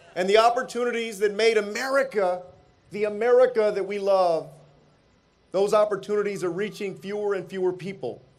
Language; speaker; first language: English; early bilingual, other home language; Spanish